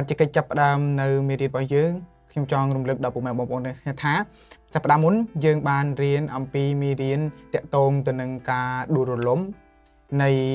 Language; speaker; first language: Khmer; native; Khmer